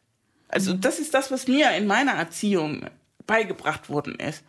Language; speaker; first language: German; non-native, fluent; Spanish